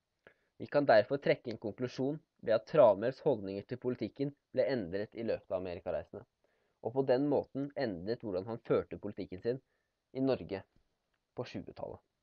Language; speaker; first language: Norwegian; native; Norwegian